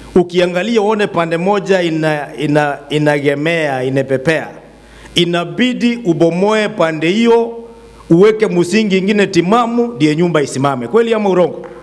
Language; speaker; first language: Swahili; non-native, local second language; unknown